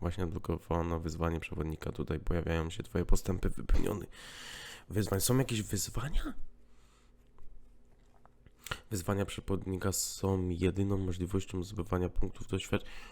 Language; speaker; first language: Polish; native; Polish